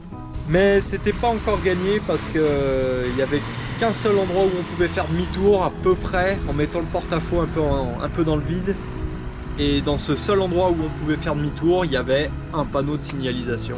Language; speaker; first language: French; native; French